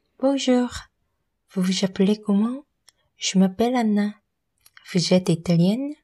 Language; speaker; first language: French; non-native, learner; Korean